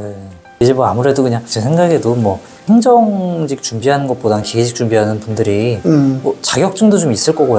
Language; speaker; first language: Korean; native; Korean